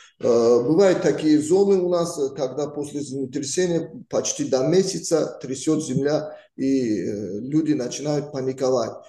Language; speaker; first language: Russian; non-native, local second language; Tajik